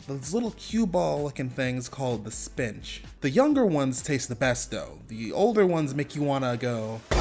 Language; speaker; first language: English; native; English